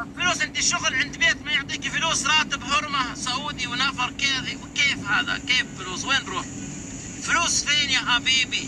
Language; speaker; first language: Arabic; native; Arabic